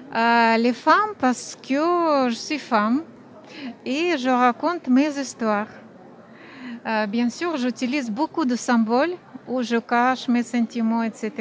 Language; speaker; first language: French; non-native, fluent; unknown